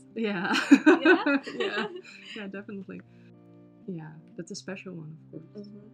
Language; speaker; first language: English; non-native, fluent; Dutch